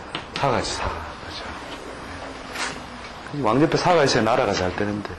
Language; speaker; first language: Korean; native; Korean